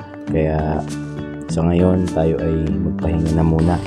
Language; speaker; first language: Filipino; native; Filipino